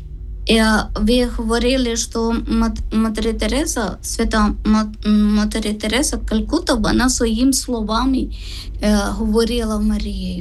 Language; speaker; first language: Ukrainian; non-native, learner; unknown